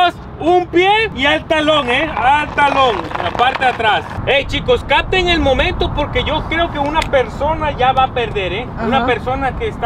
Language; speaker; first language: Spanish; native; Spanish